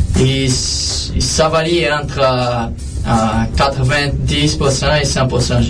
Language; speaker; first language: French; non-native, learner; Portuguese